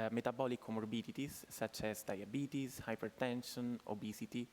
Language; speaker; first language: English; non-native, fluent; Italian